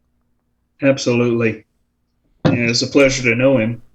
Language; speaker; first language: English; native; English